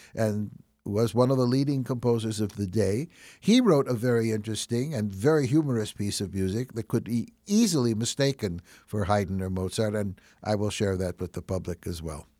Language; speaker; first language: English; native; English